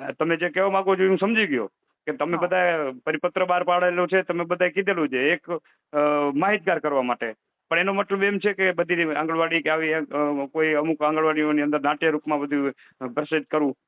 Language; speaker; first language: Gujarati; native; Gujarati